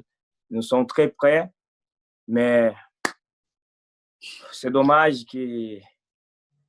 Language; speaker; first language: French; non-native, fluent; Portuguese